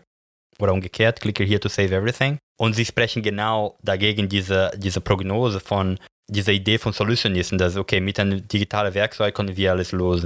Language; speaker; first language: German; non-native, learner; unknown